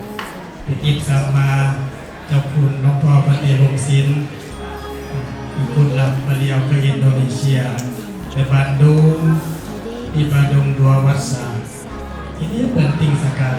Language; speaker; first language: Indonesian; non-native, learner; Thai